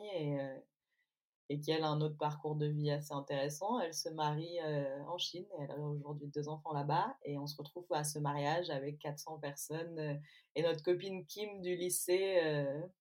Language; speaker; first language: French; native; French